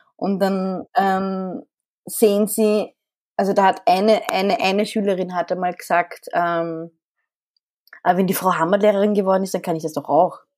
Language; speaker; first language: German; early bilingual, other home language; Arabic